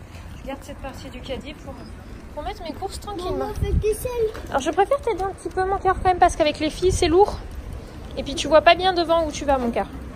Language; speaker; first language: French; native; French